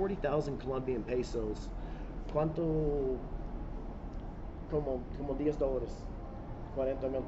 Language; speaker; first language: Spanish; non-native, fluent; English